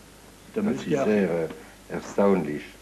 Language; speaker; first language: German; non-native, learner; French